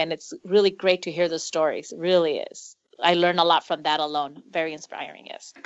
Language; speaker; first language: English; early bilingual, other home language; Spanish